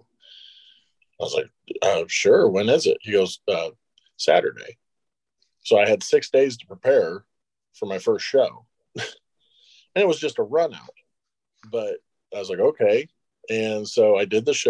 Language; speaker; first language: English; native; English